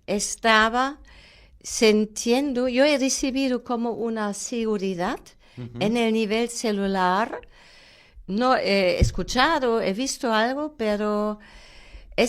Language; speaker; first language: Spanish; non-native, fluent; German